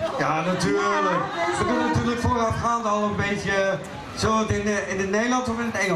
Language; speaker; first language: Dutch; native; Dutch